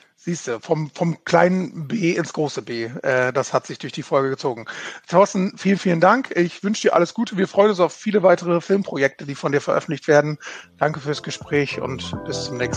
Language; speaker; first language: German; native; German